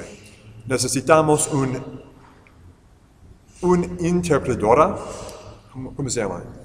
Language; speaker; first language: Spanish; non-native, fluent; English